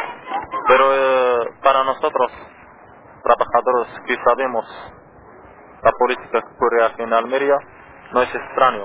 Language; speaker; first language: Spanish; non-native, learner; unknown